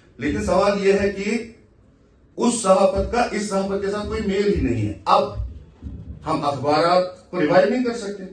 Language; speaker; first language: Urdu; non-native, local second language; Kashmiri